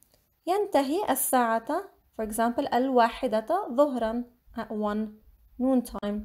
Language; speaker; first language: Arabic; non-native, fluent; English